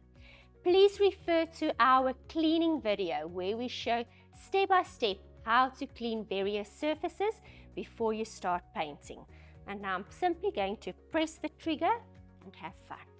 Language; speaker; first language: English; non-native, local second language; Afrikaans